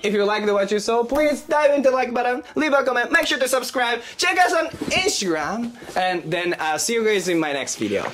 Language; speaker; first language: English; non-native, fluent; Japanese